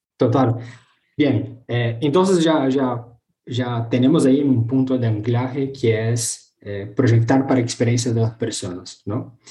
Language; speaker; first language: Spanish; non-native, fluent; Portuguese